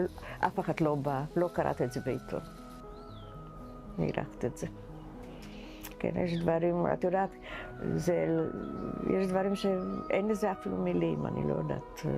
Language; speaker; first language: Hebrew; non-native, fluent; Czech